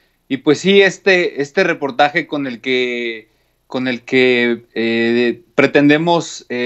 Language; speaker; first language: Spanish; native; Spanish